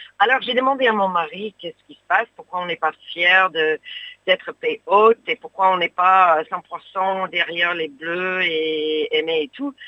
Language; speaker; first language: French; non-native, fluent; English